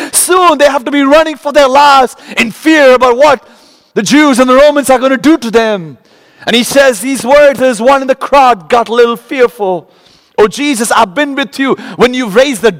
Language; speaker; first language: English; non-native, local second language; Malayalam